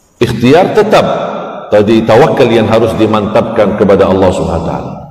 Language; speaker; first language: Malay; non-native, fluent; Arabic